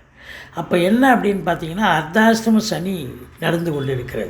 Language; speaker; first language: Tamil; native; Tamil